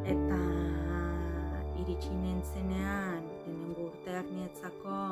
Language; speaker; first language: Basque; non-native, fluent; Arabic